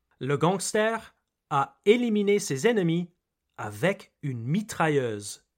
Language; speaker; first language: French; non-native, fluent; English